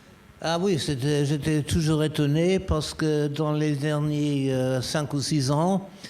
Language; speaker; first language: French; non-native, fluent; German